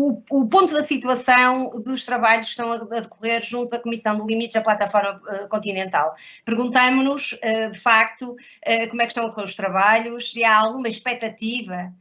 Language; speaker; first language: Portuguese; native; Portuguese